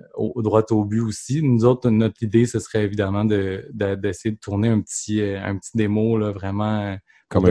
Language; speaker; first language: French; native; French